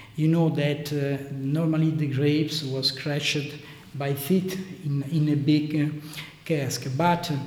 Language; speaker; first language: English; non-native, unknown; Italian